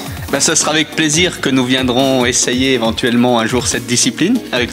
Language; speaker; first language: French; native; French